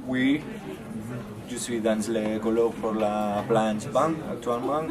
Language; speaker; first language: French; non-native, learner; Spanish